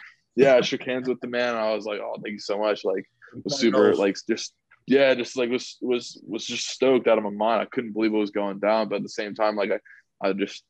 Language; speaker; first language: English; native; English